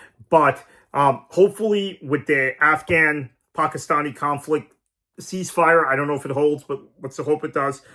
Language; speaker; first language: English; native; English